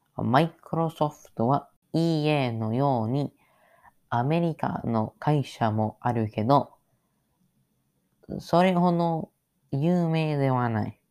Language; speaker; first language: Japanese; non-native, learner; English